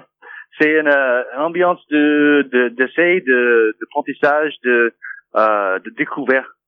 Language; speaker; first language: French; non-native, fluent; English